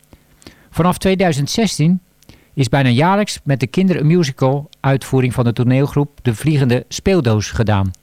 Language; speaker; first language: Dutch; native; Dutch